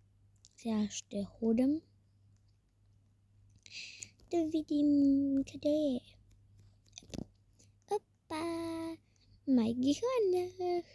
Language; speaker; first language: Bulgarian; early bilingual, heritage; Bulgarian